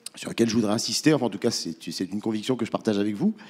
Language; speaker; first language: French; native; French